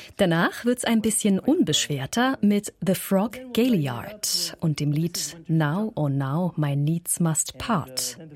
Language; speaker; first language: German; native; German